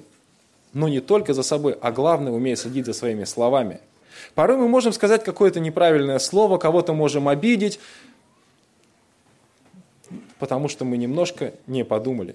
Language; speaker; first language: Russian; native; Russian